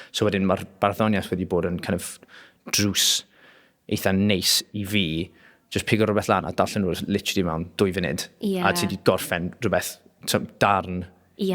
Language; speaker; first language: Welsh; non-native, local second language; English